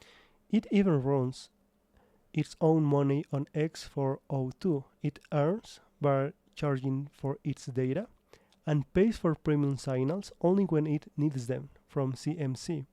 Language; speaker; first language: English; non-native, fluent; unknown